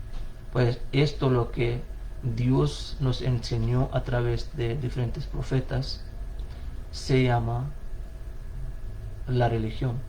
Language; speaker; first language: Spanish; non-native, fluent; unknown